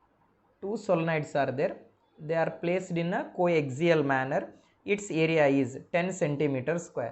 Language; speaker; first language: English; non-native, local second language; Kannada